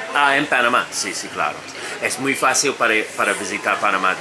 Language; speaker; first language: Spanish; non-native, learner; English